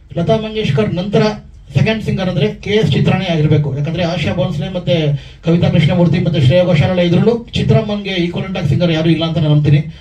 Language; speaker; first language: Kannada; native; Kannada